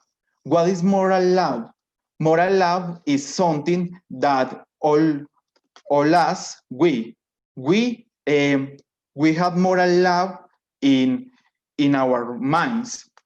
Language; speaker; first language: English; non-native, learner; Spanish